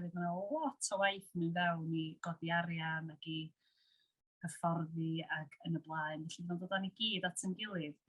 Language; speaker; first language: Welsh; native; Welsh